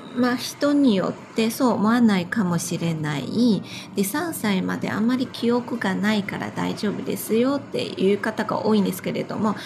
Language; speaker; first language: Japanese; non-native, fluent; Chinese